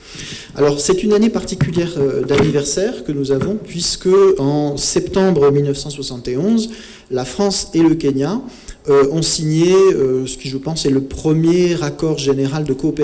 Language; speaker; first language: French; native; French